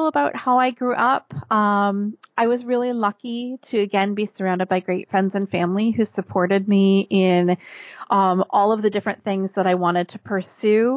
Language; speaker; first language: English; native; English